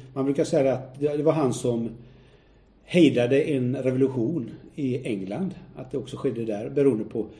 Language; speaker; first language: Swedish; native; Swedish